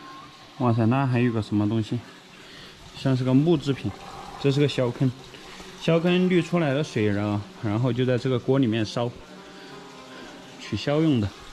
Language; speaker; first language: Chinese; native; Chinese